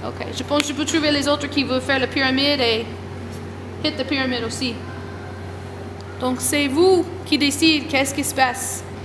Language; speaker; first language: French; non-native, learner; English